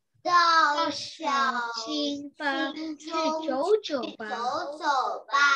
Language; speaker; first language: Chinese; early bilingual, heritage; Chinese